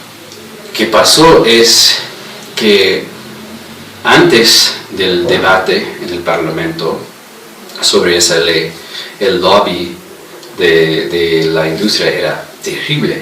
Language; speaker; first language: Spanish; non-native, fluent; English